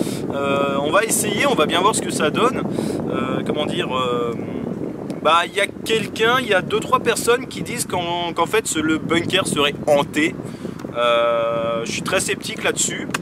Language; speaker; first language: French; native; French